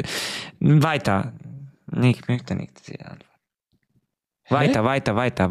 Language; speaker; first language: German; non-native, fluent; Hungarian